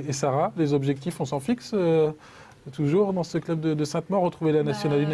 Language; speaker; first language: French; native; French